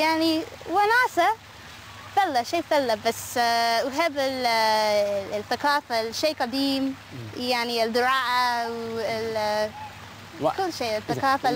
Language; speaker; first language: Arabic; non-native, learner; English